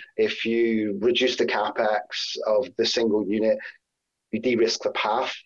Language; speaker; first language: English; native; English